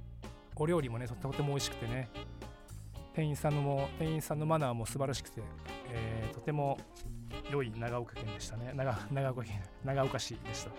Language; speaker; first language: Japanese; native; Japanese